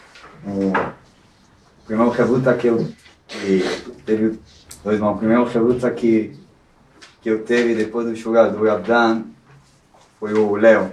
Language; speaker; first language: Portuguese; non-native, fluent; Spanish